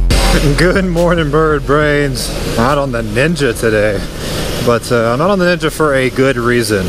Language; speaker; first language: English; native; English